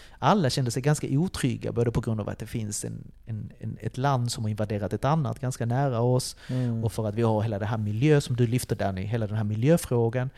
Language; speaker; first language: Swedish; early bilingual, other home language; Spanish